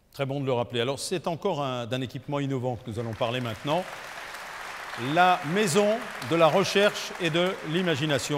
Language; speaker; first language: French; native; French